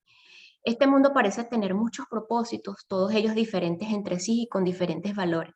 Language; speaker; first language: Spanish; native; Spanish